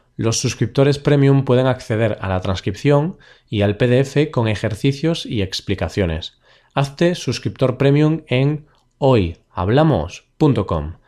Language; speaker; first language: Spanish; native; Spanish